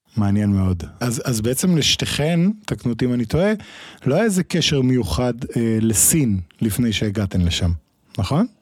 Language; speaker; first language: Hebrew; native; Hebrew